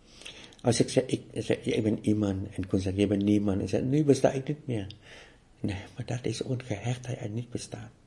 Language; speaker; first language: Dutch; non-native, fluent; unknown